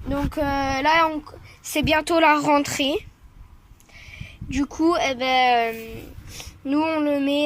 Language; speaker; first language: French; native; French